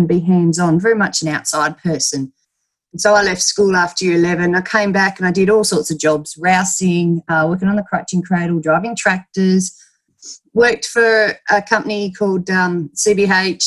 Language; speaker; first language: English; native; English